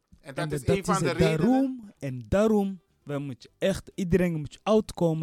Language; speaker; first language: Dutch; non-native, learner; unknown